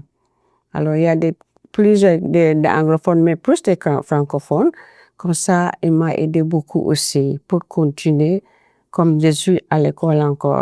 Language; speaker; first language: French; non-native, fluent; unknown